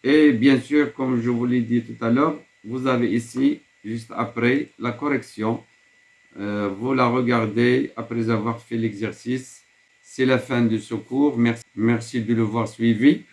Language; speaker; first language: French; non-native, local second language; Arabic